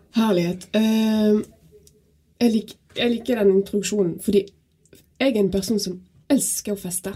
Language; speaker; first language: Norwegian; non-native, fluent; French